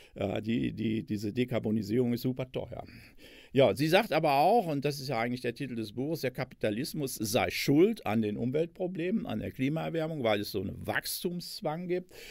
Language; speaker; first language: German; native; German